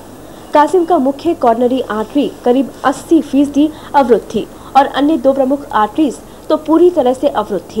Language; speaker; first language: Hindi; native; Hindi